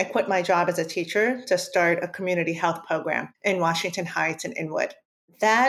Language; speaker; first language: English; early bilingual, other home language; Spanish